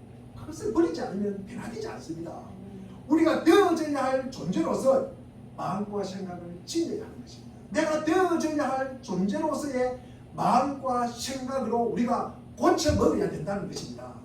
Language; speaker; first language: Korean; native; Korean